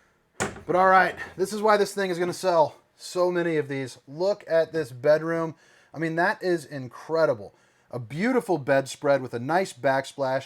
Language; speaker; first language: English; native; English